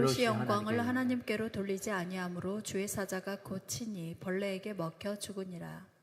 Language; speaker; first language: Korean; native; Korean